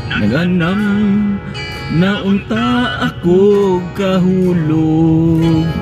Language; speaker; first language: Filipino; non-native, local second language; Cebuano